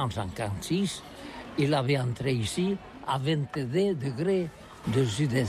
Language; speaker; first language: French; non-native, learner; Catalan